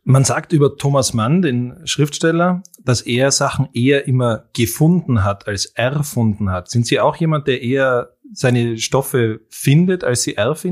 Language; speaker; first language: German; native; German